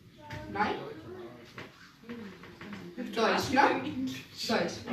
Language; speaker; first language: German; non-native, learner; Arabic